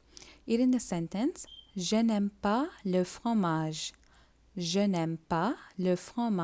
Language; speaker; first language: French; non-native, fluent; Tamil